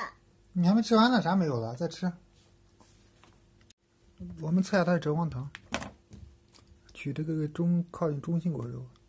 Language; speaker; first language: Chinese; native; Chinese